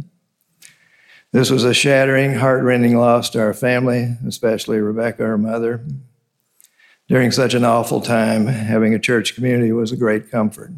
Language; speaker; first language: English; native; English